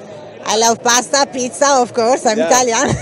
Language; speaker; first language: English; non-native, learner; Italian